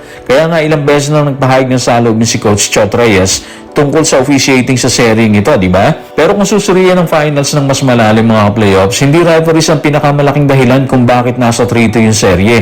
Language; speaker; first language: Filipino; native; Filipino